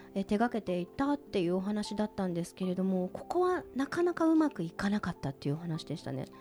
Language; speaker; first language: Japanese; native; Japanese